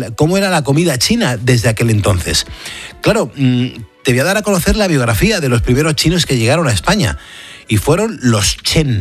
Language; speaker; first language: Spanish; native; Spanish